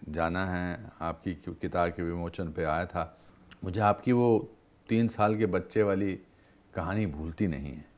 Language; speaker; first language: Hindi; native; Hindi